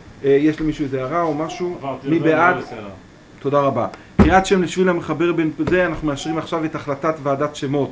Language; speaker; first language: Hebrew; native; Hebrew